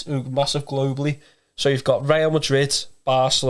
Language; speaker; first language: English; native; English